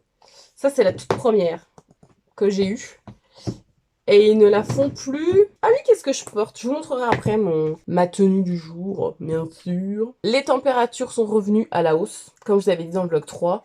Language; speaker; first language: French; native; French